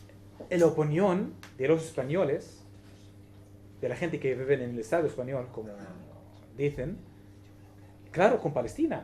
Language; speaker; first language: Spanish; non-native, learner; Arabic